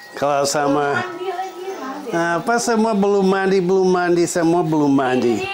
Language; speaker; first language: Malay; non-native, learner; English